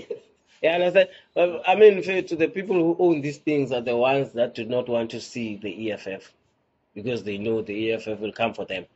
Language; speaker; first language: English; non-native, local second language; Xhosa